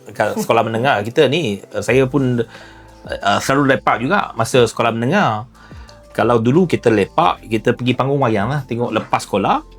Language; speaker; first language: Malay; non-native, local second language; Chinese